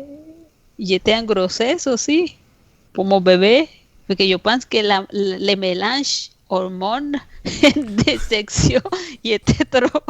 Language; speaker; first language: French; non-native, fluent; Spanish